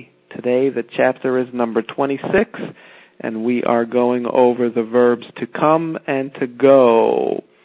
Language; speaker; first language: English; native; English